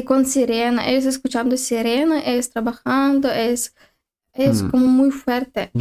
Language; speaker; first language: Spanish; non-native, learner; Ukrainian